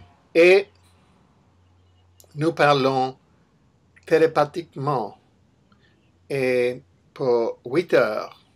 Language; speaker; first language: French; non-native, learner; English